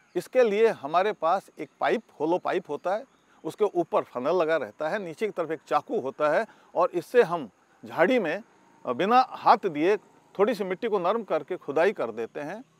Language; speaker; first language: Hindi; native; Hindi